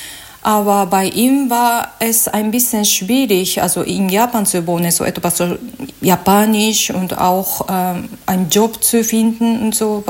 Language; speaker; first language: German; non-native, learner; Japanese